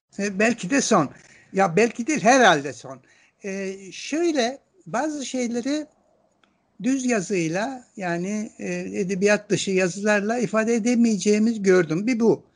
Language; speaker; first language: Turkish; non-native, local second language; Greek